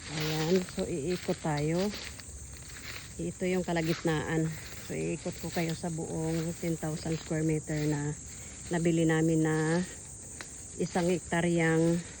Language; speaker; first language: Filipino; non-native, local second language; Masbatenyo